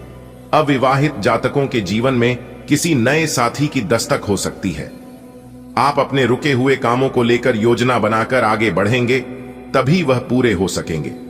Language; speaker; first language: Hindi; native; Hindi